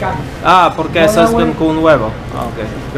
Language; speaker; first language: Spanish; non-native, learner; Polish